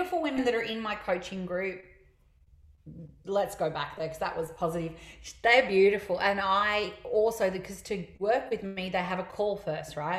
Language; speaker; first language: English; native; English